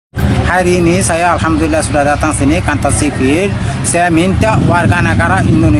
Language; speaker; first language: Indonesian; non-native, fluent; Rohingya